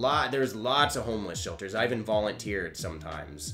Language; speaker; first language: English; native; English